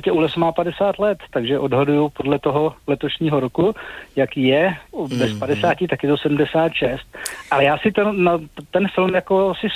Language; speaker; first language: Czech; native; Czech